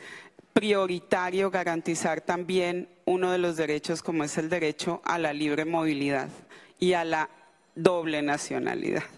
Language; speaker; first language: Spanish; non-native, local second language; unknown